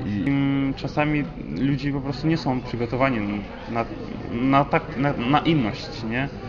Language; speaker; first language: Polish; non-native, fluent; Russian